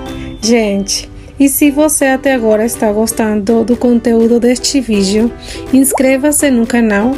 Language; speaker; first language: Portuguese; non-native, fluent; Spanish